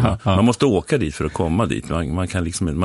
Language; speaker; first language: Swedish; native; Swedish